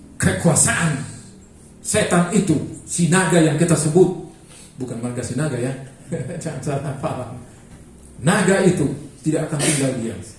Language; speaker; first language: Indonesian; non-native, local second language; Batak Toba